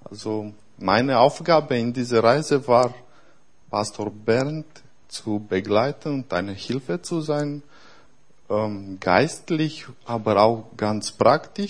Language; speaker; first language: German; non-native, fluent; Romanian